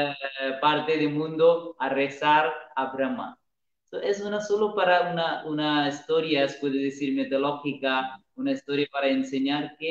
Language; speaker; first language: Spanish; non-native, learner; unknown